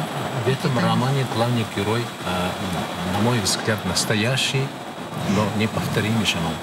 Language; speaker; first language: Russian; non-native, fluent; Mongolian